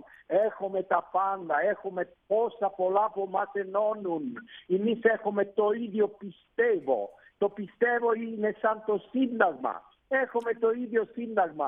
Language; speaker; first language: Greek; non-native, fluent; Italian